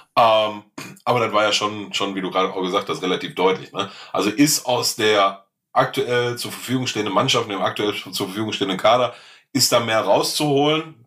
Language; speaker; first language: German; native; German